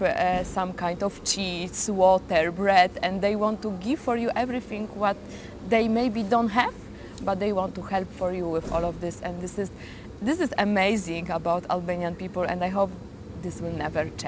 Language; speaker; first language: English; non-native, fluent; Polish